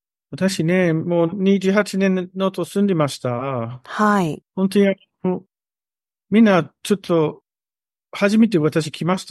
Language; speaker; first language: Japanese; non-native, learner; English